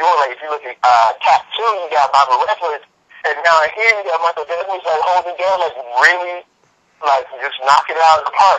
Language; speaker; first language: English; native; English